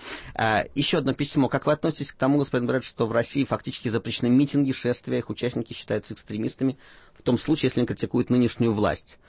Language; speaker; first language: Russian; native; Russian